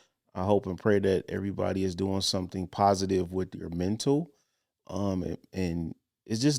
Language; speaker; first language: English; native; English